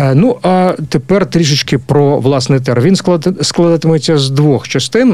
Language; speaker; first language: Ukrainian; native; Ukrainian